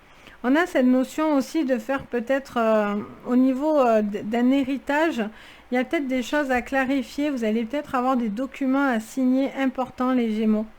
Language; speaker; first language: French; native; French